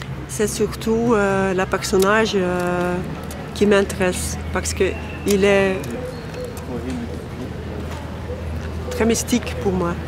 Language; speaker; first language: French; non-native, local second language; Dutch